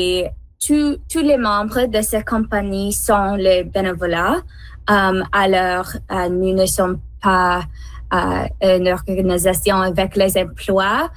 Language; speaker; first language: French; non-native, learner; English